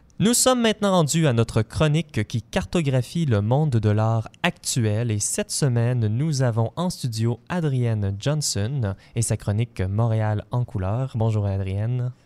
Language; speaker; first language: French; native; French